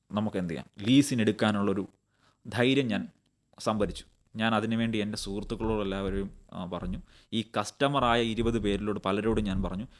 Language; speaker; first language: Malayalam; native; Malayalam